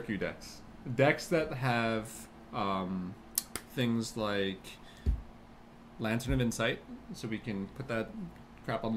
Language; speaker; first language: English; native; English